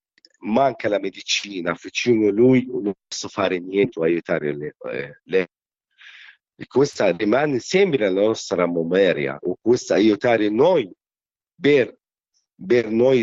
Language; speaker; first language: Italian; non-native, learner; Arabic